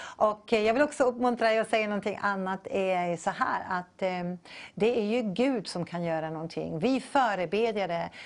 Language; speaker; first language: Swedish; non-native, fluent; English